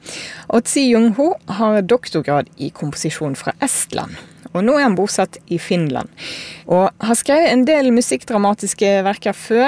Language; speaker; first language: Norwegian; native; Norwegian